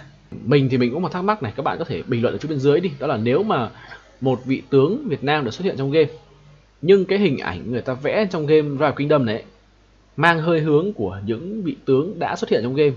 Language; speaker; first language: Vietnamese; native; Vietnamese